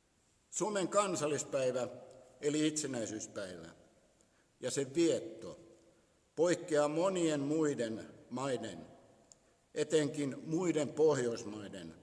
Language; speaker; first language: Finnish; native; Finnish